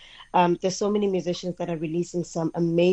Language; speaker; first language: English; non-native, local second language; Xhosa